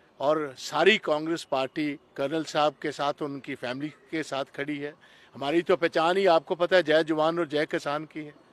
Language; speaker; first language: Hindi; non-native, local second language; Punjabi